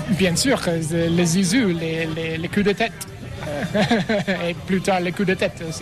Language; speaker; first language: French; non-native, learner; English